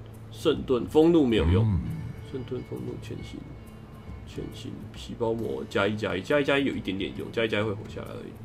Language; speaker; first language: Chinese; native; Chinese